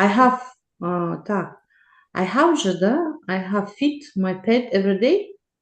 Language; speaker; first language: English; non-native, learner; Russian